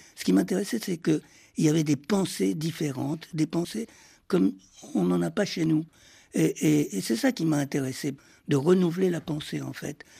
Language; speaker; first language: French; early bilingual, heritage; French